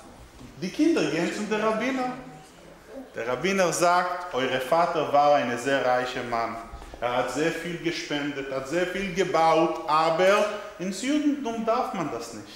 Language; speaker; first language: German; non-native, learner; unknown